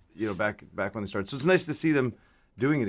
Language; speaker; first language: English; native; English